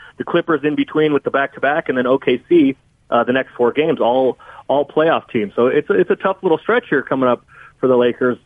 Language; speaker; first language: English; native; English